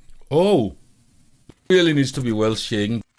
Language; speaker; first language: English; non-native, fluent; Danish